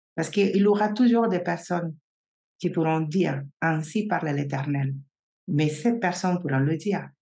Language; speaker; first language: French; non-native, fluent; Spanish